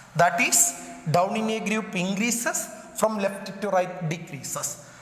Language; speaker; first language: English; non-native, local second language; Malayalam